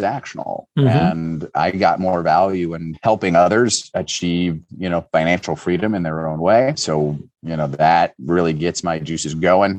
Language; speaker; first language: English; native; English